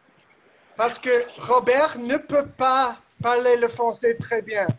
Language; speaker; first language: French; non-native, learner; English